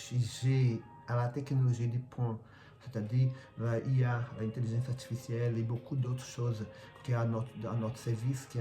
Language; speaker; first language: French; non-native, fluent; Portuguese